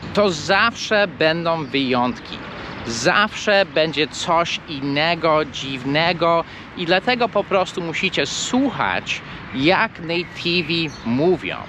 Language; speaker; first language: Polish; non-native, fluent; English